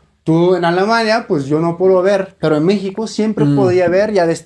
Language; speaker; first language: Spanish; native; Spanish